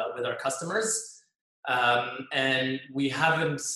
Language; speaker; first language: English; non-native, fluent; French